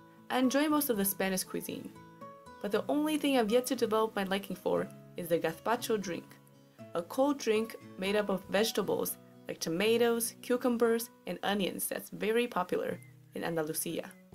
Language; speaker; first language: English; native; English